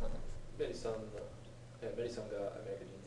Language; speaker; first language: Japanese; non-native, learner; English